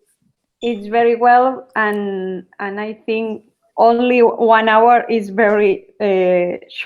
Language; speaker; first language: English; non-native, learner; Spanish